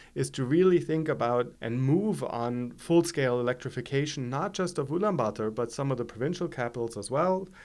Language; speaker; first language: English; non-native, fluent; German